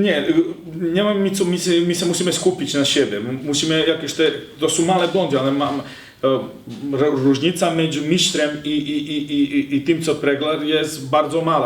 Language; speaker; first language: Polish; non-native, learner; Serbian